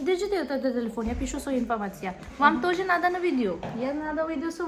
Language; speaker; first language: Russian; non-native, learner; Marathi